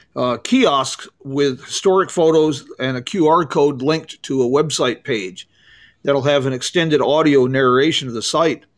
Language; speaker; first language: English; native; English